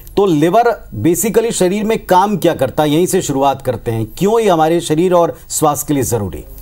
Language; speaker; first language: Hindi; native; Hindi